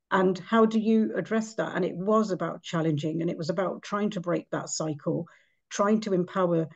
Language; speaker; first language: English; native; English